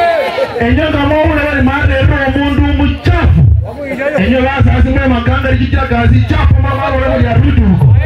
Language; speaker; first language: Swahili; non-native, local second language; Luyia